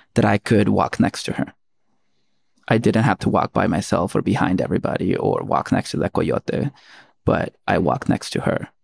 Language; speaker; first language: English; early bilingual, other home language; Spanish